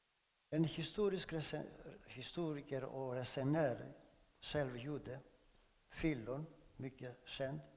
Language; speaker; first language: Swedish; non-native, fluent; Greek